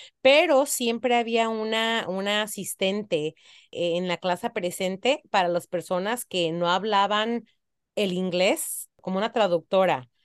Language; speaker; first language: Spanish; early bilingual, heritage; Spanish